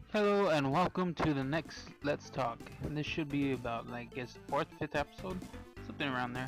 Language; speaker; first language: English; native; English